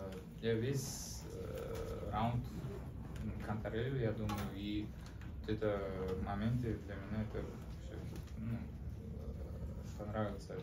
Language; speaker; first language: Russian; non-native, learner; Uzbek